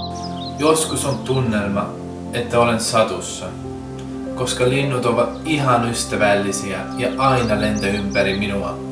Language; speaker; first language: Finnish; non-native, learner; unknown